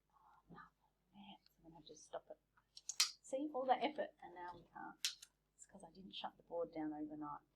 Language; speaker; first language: English; native; English